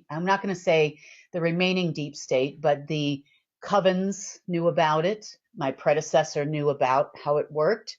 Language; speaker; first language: English; native; English